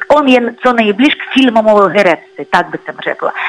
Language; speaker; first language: Czech; non-native, fluent; Russian